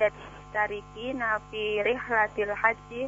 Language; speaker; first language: Arabic; non-native, learner; Indonesian